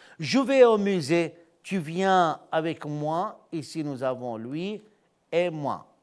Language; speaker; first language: French; non-native, fluent; Arabic